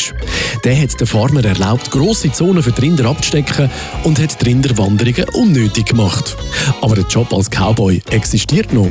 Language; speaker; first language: German; native; German